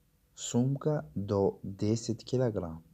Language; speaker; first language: Russian; non-native, local second language; Tajik